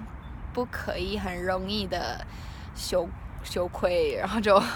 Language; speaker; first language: Chinese; non-native, learner; English